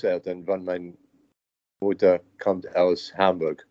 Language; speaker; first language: German; non-native, learner; English